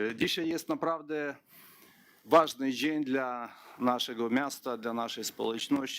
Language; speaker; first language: Polish; non-native, learner; Ukrainian